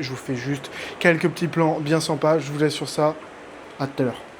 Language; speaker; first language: French; native; French